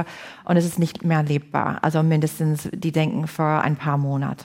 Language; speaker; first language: German; non-native, fluent; English